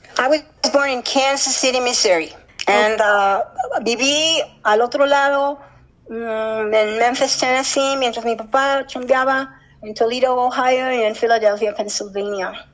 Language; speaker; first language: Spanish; early bilingual, heritage; Spanish